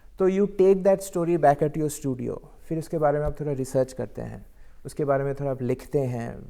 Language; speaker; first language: Hindi; non-native, local second language; Bangla